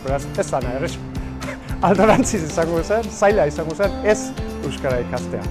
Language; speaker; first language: Basque; non-native, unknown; English